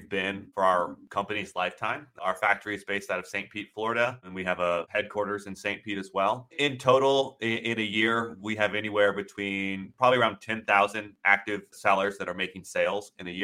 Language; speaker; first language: English; native; English